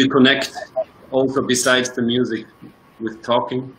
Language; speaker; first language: English; non-native, fluent; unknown